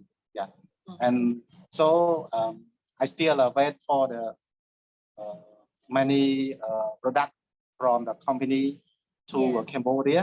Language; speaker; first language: English; non-native, learner; Khmer